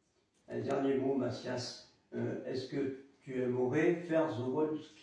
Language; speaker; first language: French; native; French